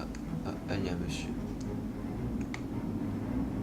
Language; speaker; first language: French; native; French